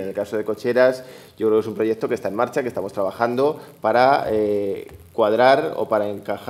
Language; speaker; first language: Spanish; native; Spanish